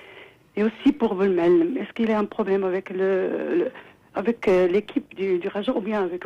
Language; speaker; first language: French; non-native, local second language; Arabic